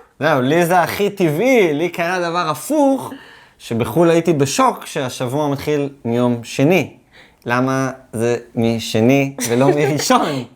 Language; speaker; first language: Hebrew; native; Hebrew